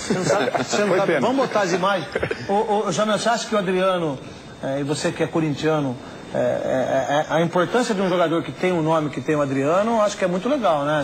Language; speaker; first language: Portuguese; native; Portuguese